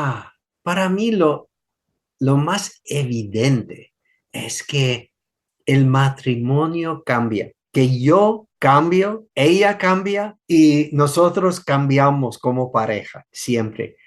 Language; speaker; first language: Spanish; non-native, fluent; English